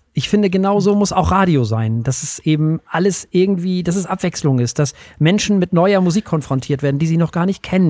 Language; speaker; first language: German; native; German